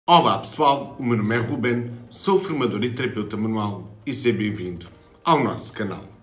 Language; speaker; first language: Portuguese; native; Portuguese